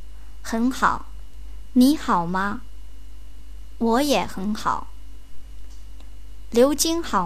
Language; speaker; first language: Chinese; non-native, fluent; Japanese